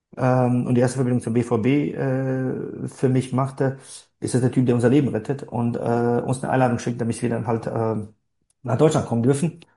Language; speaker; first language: German; non-native, fluent; Bosnian